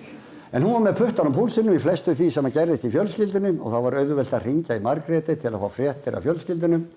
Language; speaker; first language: Icelandic; native; Icelandic